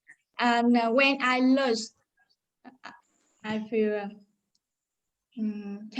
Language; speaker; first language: English; non-native, learner; Vietnamese